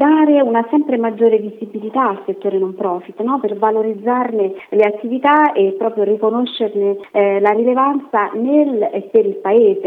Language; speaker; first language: Italian; native; Italian